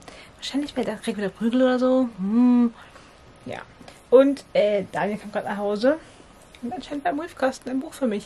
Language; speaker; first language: German; native; German